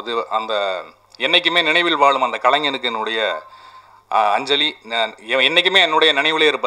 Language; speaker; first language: Tamil; native; Tamil